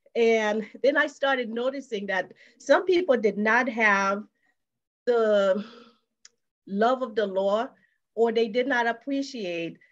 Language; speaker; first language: English; non-native, fluent; Haitian Creole